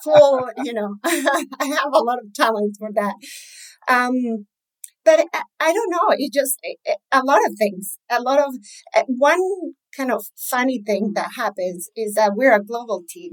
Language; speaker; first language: English; non-native, fluent; Spanish